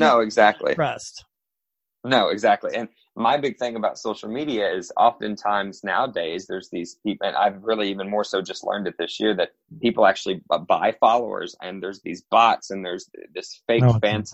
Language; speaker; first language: English; native; English